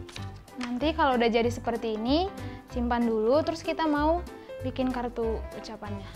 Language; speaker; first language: Indonesian; native; Indonesian